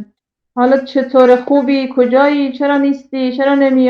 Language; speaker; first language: Persian; native; Persian